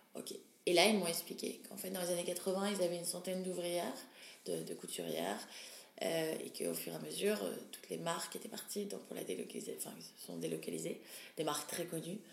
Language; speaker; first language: French; native; French